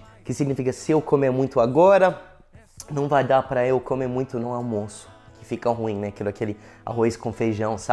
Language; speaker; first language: Portuguese; non-native, fluent; English